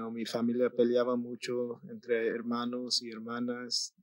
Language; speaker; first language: Spanish; early bilingual, heritage; Spanish